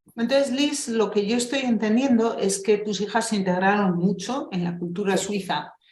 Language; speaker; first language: Spanish; early bilingual, other home language; English